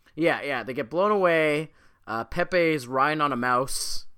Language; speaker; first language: English; early bilingual, other home language; Italian